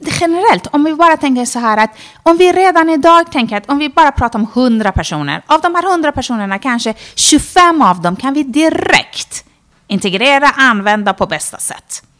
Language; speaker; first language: Swedish; non-native, fluent; Persian